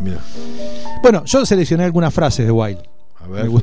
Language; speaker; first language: Spanish; native; Spanish